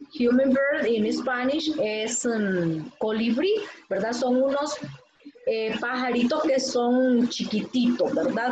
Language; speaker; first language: Spanish; native; Spanish